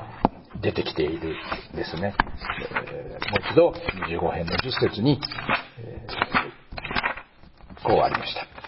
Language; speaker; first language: Japanese; native; Japanese